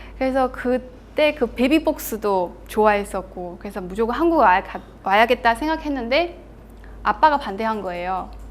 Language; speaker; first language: Korean; non-native, fluent; Chinese